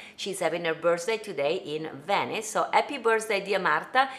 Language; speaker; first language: English; non-native, fluent; Italian